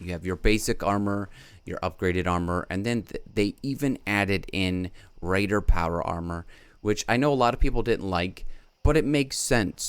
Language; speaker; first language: English; native; English